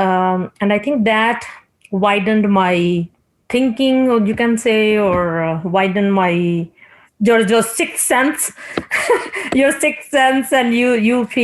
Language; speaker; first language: English; non-native, local second language; Punjabi